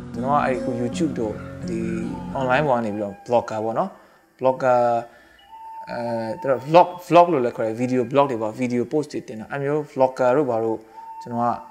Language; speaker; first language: Burmese; non-native, local second language; Shan